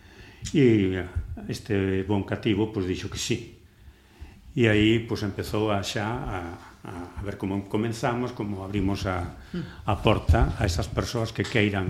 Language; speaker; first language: Galician; non-native, local second language; Spanish